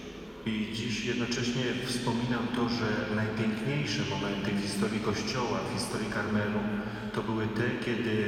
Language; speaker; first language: Polish; native; Polish